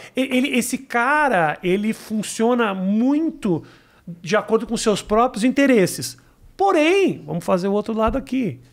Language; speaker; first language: Portuguese; native; Portuguese